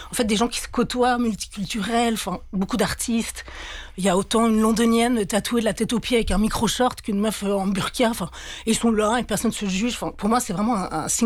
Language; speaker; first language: French; native; French